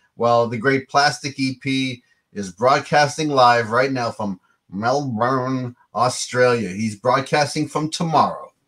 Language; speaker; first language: English; native; English